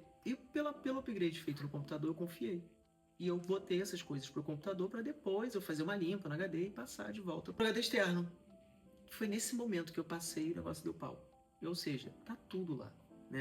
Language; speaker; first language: Portuguese; native; Portuguese